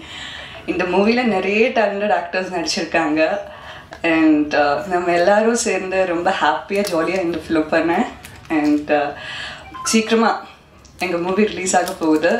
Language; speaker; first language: Tamil; non-native, learner; Malayalam